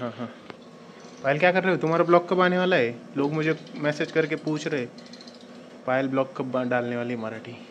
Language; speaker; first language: Hindi; non-native, local second language; Marathi